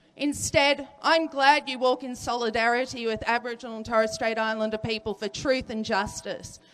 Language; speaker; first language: English; native; English